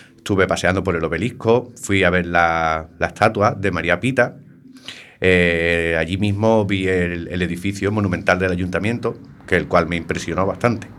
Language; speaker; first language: Spanish; native; Spanish